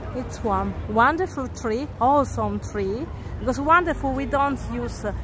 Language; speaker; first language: English; non-native, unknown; Italian